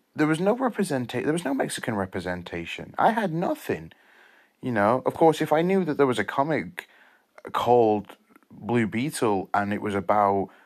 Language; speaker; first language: English; native; English